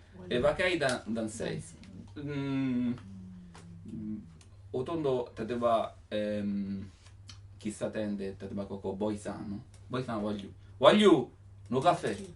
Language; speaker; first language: Japanese; non-native, learner; Italian